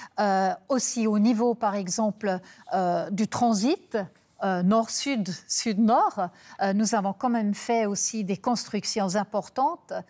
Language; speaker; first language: French; non-native, local second language; German